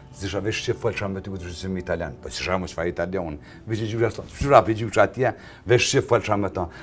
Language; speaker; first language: Albanian; native; Albanian